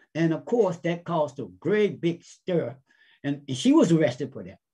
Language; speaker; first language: English; native; English